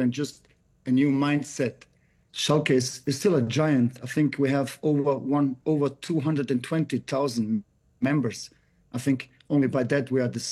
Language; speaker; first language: English; non-native, fluent; German